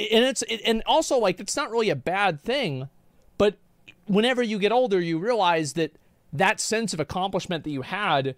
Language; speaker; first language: English; native; English